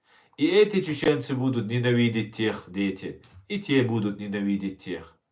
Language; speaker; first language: Russian; non-native, local second language; Chechen